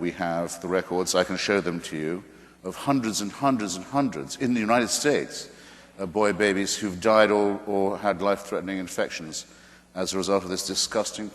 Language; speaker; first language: English; native; English